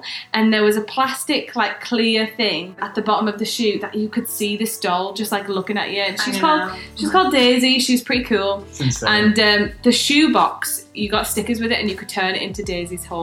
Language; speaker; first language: English; native; English